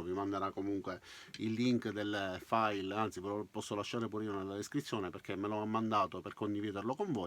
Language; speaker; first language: Italian; native; Italian